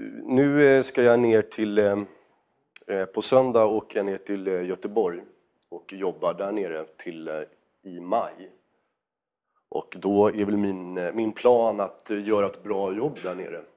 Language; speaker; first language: Swedish; native; Swedish